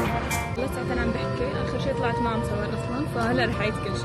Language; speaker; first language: Arabic; native; Arabic